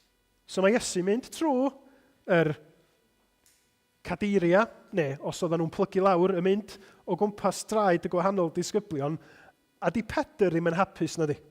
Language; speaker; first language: Welsh; native; Welsh